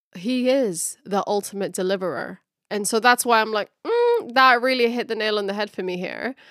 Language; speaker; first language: English; early bilingual, other home language; Filipino